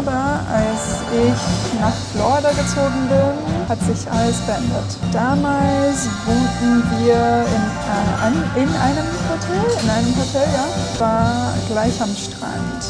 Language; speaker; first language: German; non-native, learner; English